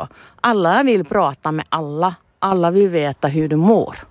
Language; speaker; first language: Swedish; non-native, fluent; Finnish